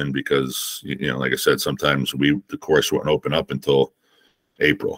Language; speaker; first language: English; native; English